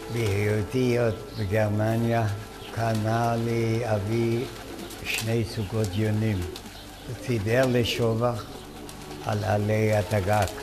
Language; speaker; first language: Hebrew; non-native, fluent; German